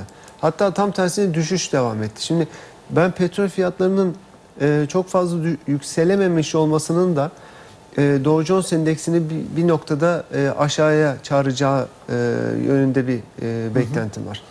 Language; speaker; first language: Turkish; native; Turkish